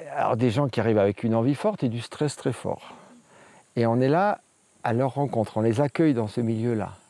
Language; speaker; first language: French; native; French